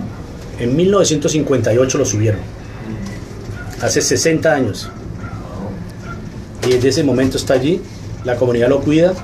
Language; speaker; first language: Spanish; native; Spanish